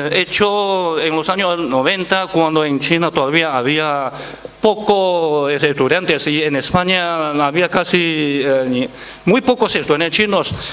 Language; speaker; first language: Spanish; non-native, fluent; Chinese